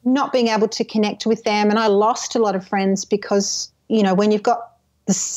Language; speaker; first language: English; native; English